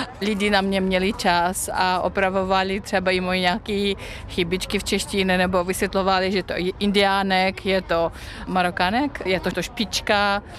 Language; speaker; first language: Czech; non-native, fluent; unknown